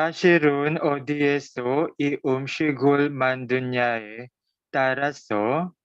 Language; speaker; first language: Korean; non-native, learner; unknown